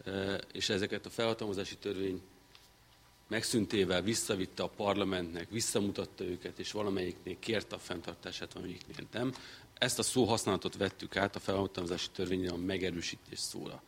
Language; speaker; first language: Hungarian; native; Hungarian